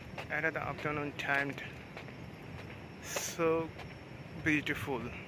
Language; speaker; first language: English; non-native, local second language; Bangla